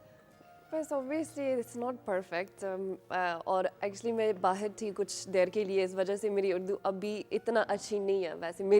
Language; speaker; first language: Hindi; non-native, learner; English